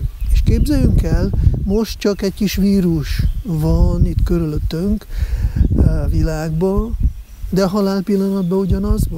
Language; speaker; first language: Hungarian; non-native, fluent; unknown